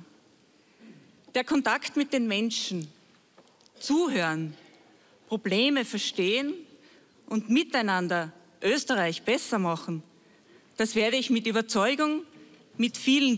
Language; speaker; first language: German; native; German